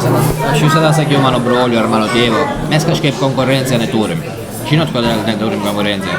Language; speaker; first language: Lithuanian; non-native, learner; Italian